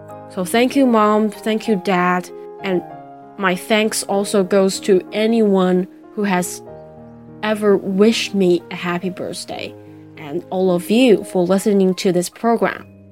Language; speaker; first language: English; non-native, fluent; Chinese